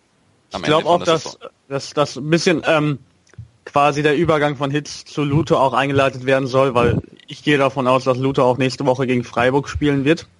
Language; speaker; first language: German; native; German